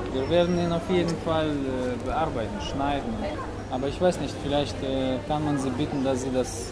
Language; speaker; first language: German; non-native, fluent; Russian